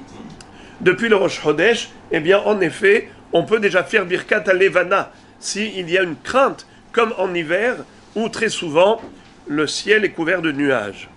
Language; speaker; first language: French; native; French